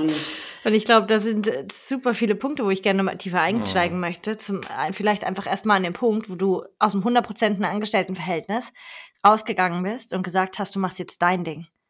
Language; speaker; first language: German; native; German